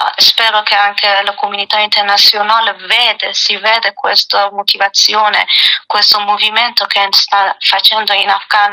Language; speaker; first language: Italian; non-native, learner; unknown